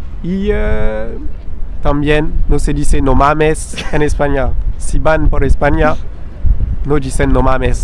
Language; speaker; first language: Spanish; non-native, fluent; French